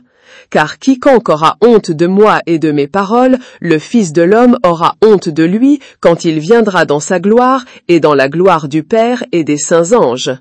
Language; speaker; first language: French; native; French